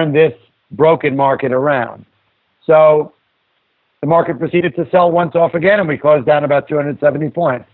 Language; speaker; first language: English; native; English